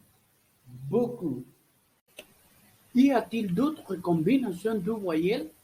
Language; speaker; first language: French; non-native, learner; Spanish